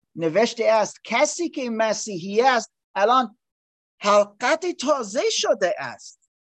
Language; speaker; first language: Persian; non-native, learner; English